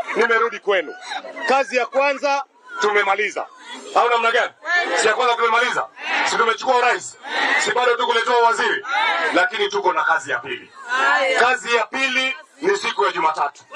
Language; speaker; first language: Swahili; native; Swahili